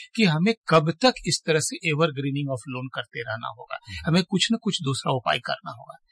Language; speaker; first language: Hindi; native; Hindi